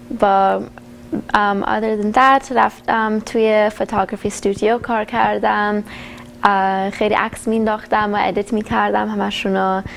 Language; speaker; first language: Persian; early bilingual, heritage; Persian